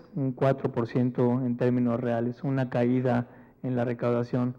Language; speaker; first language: Spanish; native; Spanish